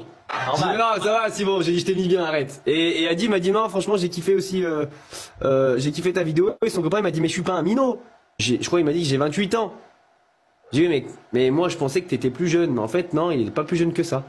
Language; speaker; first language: French; native; French